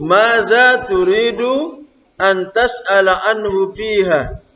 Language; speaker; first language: Arabic; non-native, fluent; Indonesian